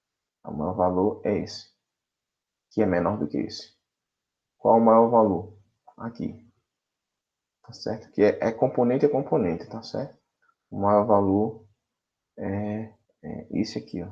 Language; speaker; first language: Portuguese; native; Portuguese